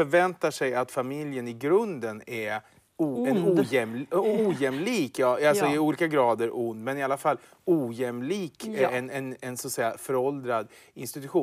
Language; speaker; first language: Swedish; native; Swedish